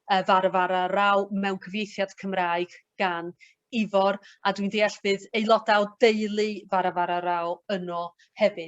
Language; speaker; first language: Welsh; native; Welsh